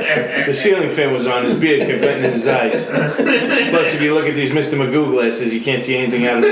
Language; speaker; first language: English; native; English